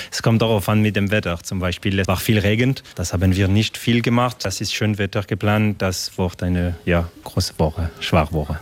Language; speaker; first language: German; non-native, learner; French